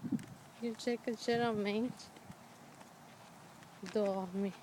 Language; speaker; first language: Portuguese; early bilingual, heritage; Portuguese